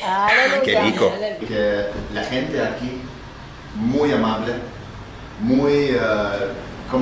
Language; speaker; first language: Spanish; non-native, learner; English